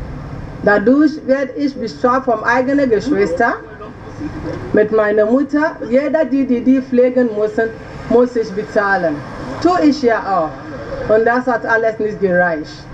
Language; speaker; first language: German; non-native, learner; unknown